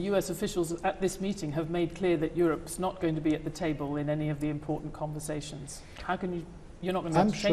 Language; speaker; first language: English; native; English